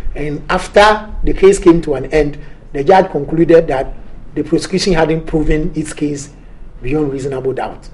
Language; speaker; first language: English; non-native, local second language; Akan